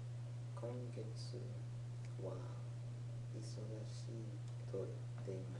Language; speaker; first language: Japanese; non-native, learner; English